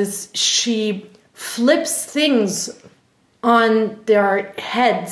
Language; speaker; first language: English; non-native, fluent; German